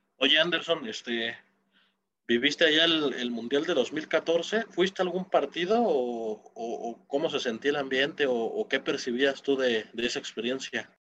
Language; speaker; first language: Spanish; native; Spanish